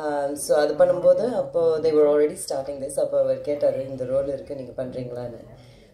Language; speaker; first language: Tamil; early bilingual, heritage; Tamil